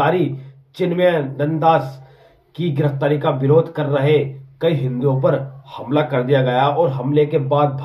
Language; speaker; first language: Hindi; native; Hindi